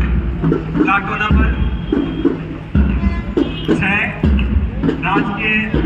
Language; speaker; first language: Hindi; native; Hindi